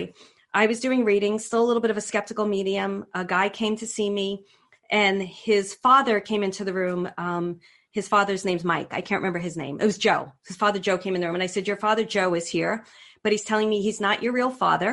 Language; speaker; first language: English; native; English